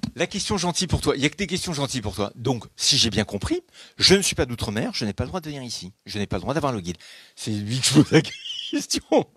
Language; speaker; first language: French; native; French